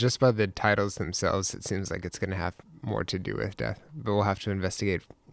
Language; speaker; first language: English; native; English